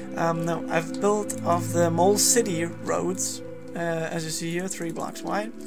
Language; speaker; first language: English; non-native, fluent; Danish